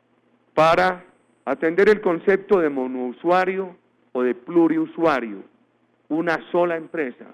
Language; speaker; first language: Spanish; native; Spanish